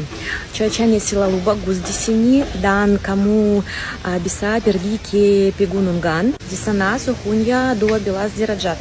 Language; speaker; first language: Indonesian; non-native, fluent; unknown